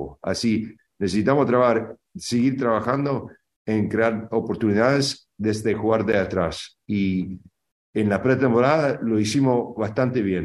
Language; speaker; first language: Spanish; early bilingual, other home language; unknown